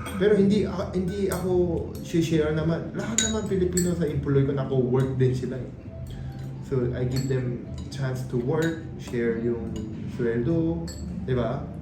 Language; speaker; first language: Filipino; non-native, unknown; Korean